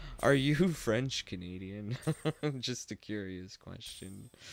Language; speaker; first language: English; native; English